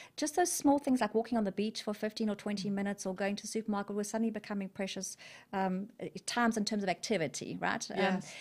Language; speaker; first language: English; native; English